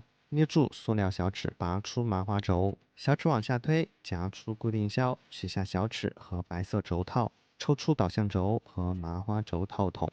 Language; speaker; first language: Chinese; native; Chinese